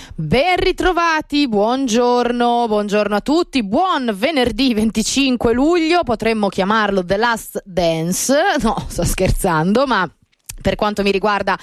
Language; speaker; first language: Italian; native; Italian